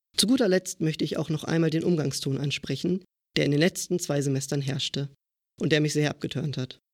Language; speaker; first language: German; native; German